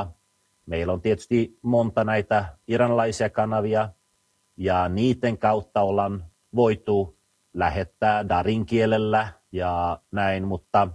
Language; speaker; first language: Finnish; early bilingual, heritage; Finnish